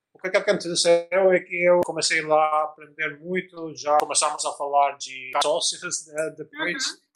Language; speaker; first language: Portuguese; non-native, fluent; Albanian